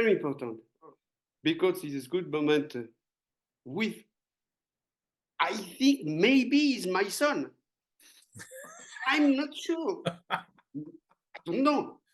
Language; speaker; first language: English; non-native, learner; French